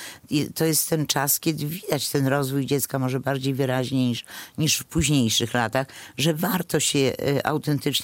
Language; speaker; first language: Polish; native; Polish